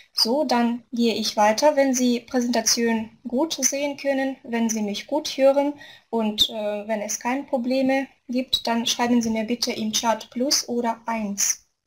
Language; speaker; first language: German; non-native, fluent; Russian